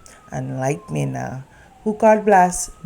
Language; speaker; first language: English; native; English